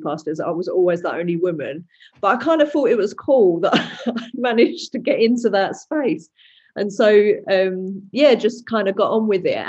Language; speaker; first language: English; native; English